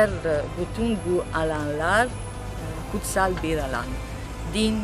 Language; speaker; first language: Turkish; non-native, learner; Italian